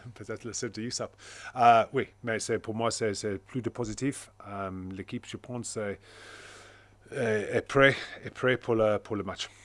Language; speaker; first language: French; non-native, learner; English